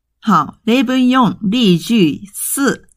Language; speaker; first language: Chinese; non-native, fluent; Japanese